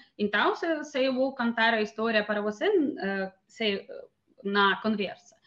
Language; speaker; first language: Portuguese; non-native, learner; Russian